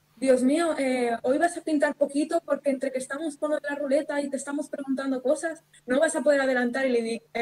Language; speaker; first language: Spanish; non-native, local second language; Catalan